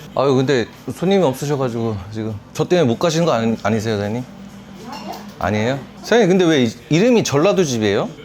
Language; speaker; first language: Korean; native; Korean